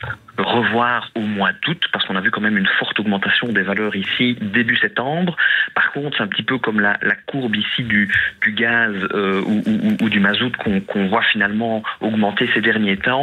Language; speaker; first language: French; native; French